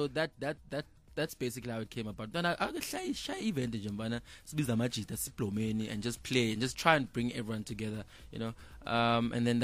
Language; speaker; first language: English; non-native, local second language; Zulu